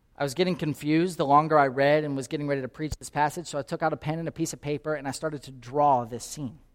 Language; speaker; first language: English; native; English